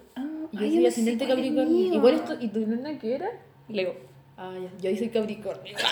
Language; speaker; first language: Spanish; native; Spanish